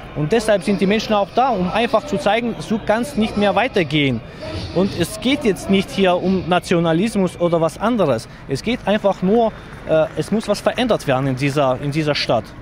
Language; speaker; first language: German; native; German